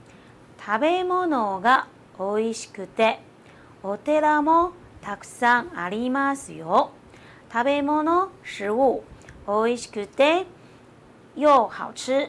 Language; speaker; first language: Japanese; non-native, fluent; Chinese